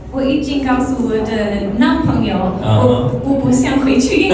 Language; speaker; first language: Chinese; non-native, fluent; English